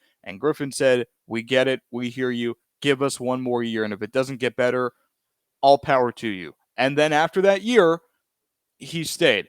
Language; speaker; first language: English; native; English